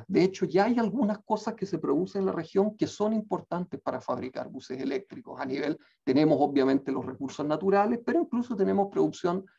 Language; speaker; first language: Spanish; native; Spanish